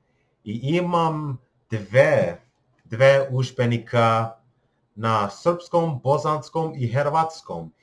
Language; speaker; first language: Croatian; non-native, learner; English